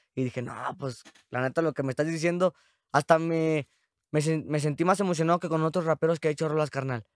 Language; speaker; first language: Spanish; native; Spanish